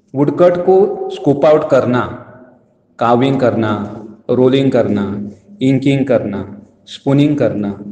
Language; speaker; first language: Hindi; non-native, local second language; Konkani